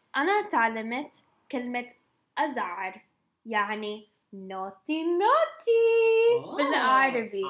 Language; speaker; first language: Arabic; non-native, learner; English